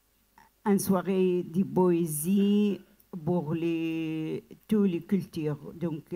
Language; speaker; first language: French; non-native, learner; Arabic